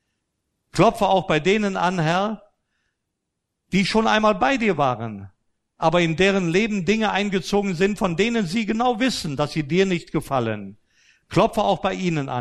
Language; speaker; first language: German; native; German